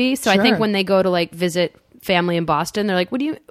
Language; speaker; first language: English; native; English